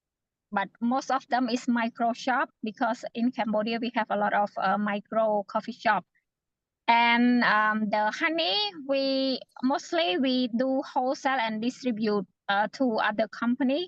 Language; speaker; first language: English; non-native, fluent; Khmer